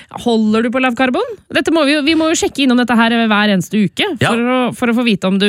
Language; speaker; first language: Norwegian; native; Norwegian